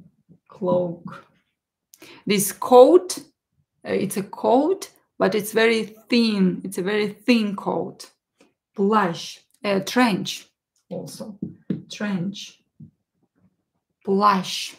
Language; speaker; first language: English; non-native, fluent; Russian